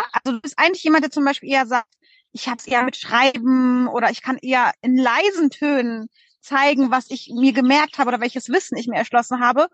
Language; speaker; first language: German; early bilingual, other home language; Polish